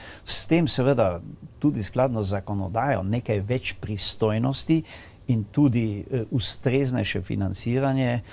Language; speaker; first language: Slovenian; native; Slovenian